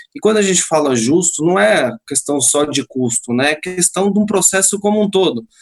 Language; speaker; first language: Portuguese; native; Portuguese